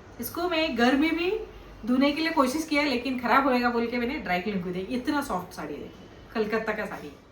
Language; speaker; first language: Hindi; non-native, local second language; Kannada